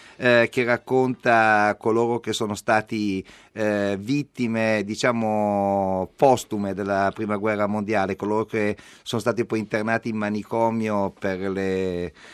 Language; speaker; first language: Italian; native; Italian